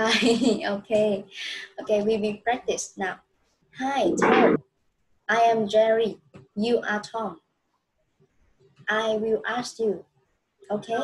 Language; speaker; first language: English; non-native, fluent; Vietnamese